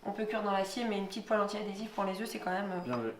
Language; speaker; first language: French; native; French